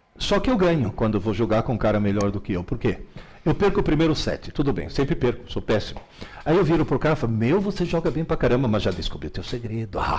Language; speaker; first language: Portuguese; early bilingual, other home language; Italian